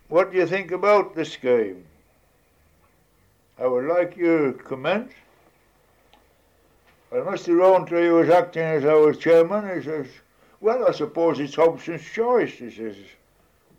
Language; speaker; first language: English; native; English